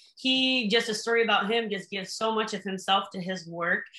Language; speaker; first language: English; native; English